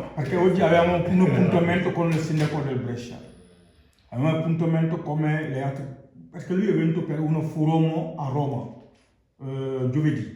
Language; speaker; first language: Italian; non-native, learner; Wolof